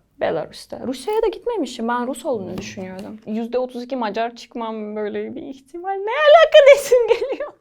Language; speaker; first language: Turkish; non-native, fluent; Ukrainian